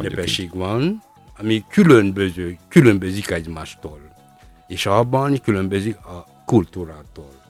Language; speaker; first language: Hungarian; non-native, fluent; Malagasy